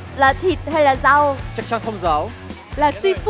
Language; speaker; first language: Vietnamese; non-native, learner; Russian